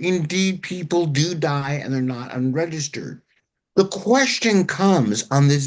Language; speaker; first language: English; native; English